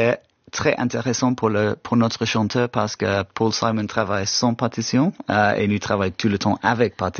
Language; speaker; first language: French; non-native, fluent; English